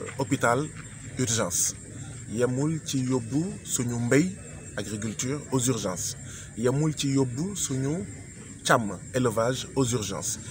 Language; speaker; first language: Wolof; non-native, local second language; Jola-Fonyi